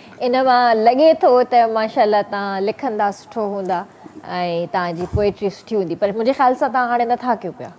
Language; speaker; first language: Sindhi; native; Sindhi